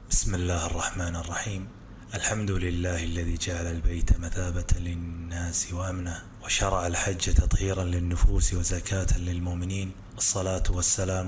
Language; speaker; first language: Arabic; native; Arabic